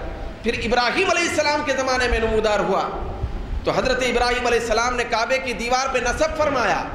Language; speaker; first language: Urdu; native; Urdu